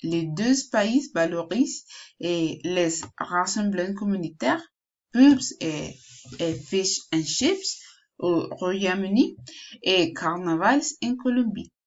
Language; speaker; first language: French; non-native, learner; Spanish